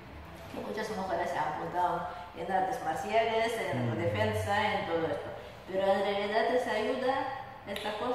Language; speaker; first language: Spanish; non-native, learner; Russian